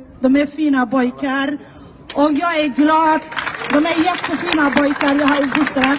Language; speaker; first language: Swedish; non-native, learner; Somali